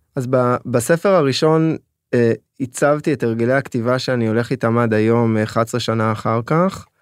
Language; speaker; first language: Hebrew; early bilingual, other home language; French